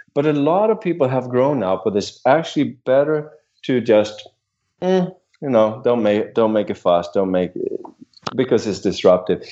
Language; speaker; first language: English; non-native, fluent; Swedish